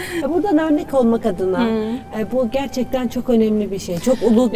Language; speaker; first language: Turkish; native; Turkish